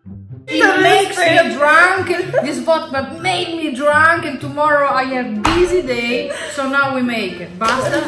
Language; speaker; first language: English; non-native, fluent; Italian